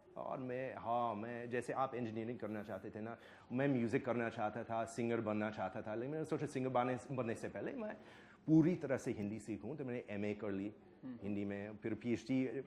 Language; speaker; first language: Hindi; non-native, fluent; English